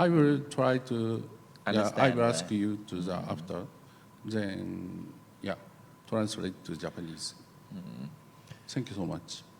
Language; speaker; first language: English; non-native, learner; Japanese